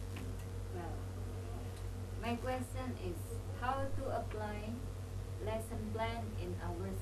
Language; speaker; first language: English; non-native, learner; Indonesian